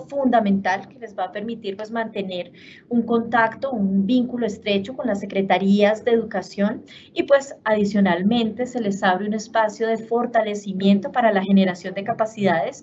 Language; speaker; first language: Spanish; native; Spanish